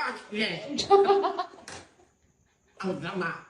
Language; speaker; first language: Filipino; native; Filipino